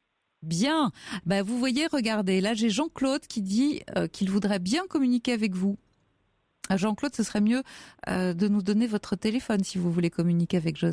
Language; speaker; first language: French; native; French